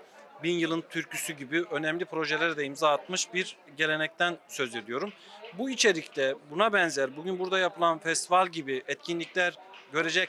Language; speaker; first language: Turkish; native; Turkish